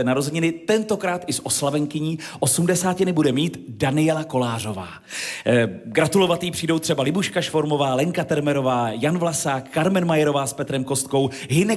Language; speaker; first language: Czech; native; Czech